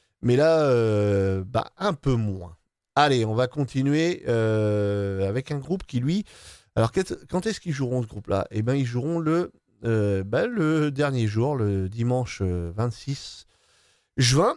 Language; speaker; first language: French; native; French